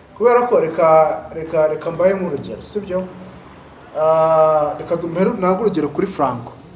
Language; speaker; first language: Kinyarwanda; native; Kinyarwanda